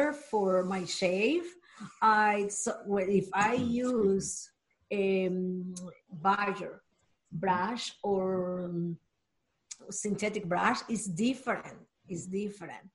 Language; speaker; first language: English; non-native, learner; Spanish